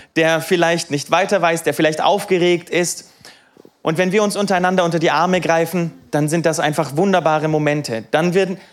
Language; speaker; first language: German; native; German